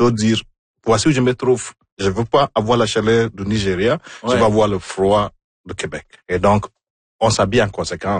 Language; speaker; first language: French; non-native, fluent; Igbo